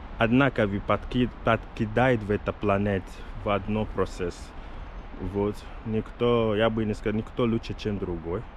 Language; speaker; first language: Russian; non-native, learner; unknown